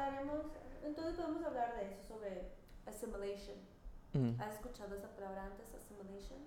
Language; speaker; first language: Spanish; early bilingual, heritage; Spanish